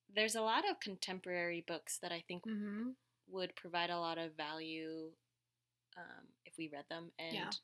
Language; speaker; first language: English; early bilingual, other home language; Cantonese